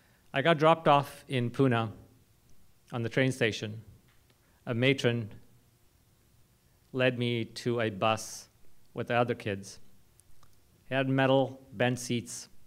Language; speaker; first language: English; non-native, local second language; Hindi